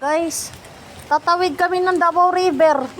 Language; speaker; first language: Filipino; non-native, local second language; Cebuano